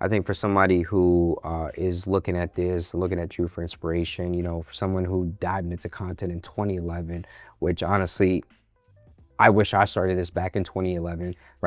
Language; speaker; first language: English; native; English